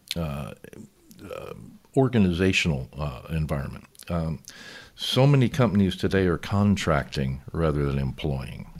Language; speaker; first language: English; native; English